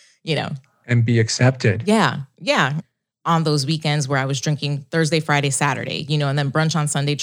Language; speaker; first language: English; early bilingual, other home language; Spanish